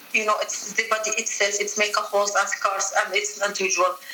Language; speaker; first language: English; non-native, fluent; Arabic